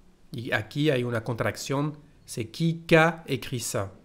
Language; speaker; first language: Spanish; non-native, fluent; French